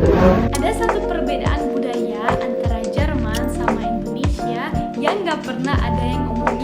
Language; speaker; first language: Indonesian; non-native, fluent; German